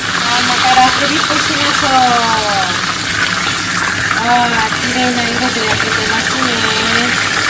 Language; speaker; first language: Japanese; non-native, learner; Georgian